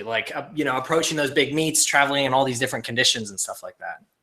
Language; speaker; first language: English; native; English